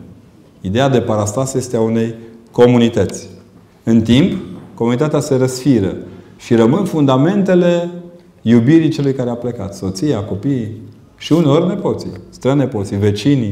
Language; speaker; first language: Romanian; native; Romanian